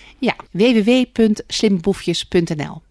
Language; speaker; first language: Dutch; native; Dutch